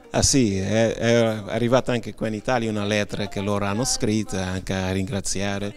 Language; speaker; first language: Italian; non-native, fluent; Kabuverdianu